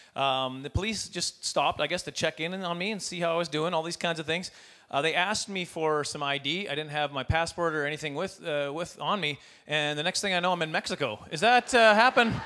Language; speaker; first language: English; native; English